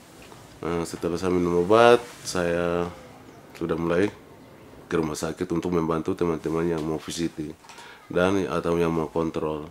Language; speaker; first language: Indonesian; non-native, local second language; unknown